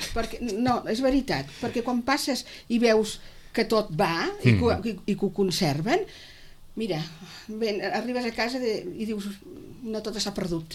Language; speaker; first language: Catalan; native; Catalan